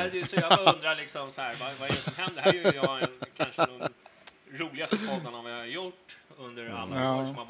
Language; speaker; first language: Swedish; native; Swedish